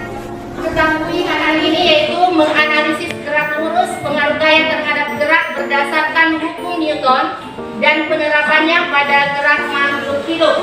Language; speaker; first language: Indonesian; native; Indonesian